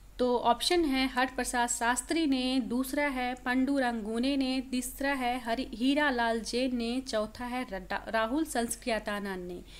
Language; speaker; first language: Hindi; native; Hindi